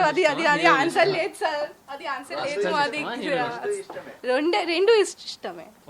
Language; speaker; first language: Telugu; non-native, learner; Hindi